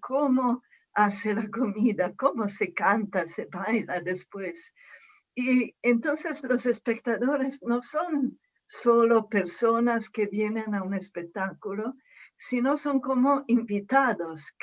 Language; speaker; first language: Spanish; non-native, fluent; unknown